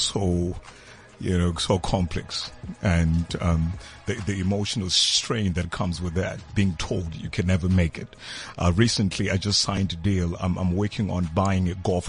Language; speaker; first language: English; non-native, local second language; Tswana